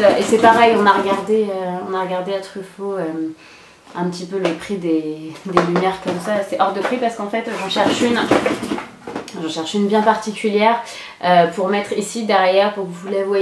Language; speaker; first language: French; native; French